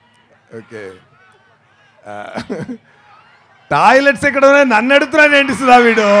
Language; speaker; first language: Telugu; non-native, fluent; Tamil